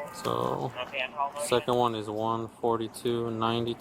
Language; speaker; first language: English; native; English